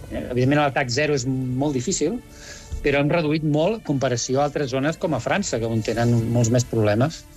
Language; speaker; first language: Catalan; native; Catalan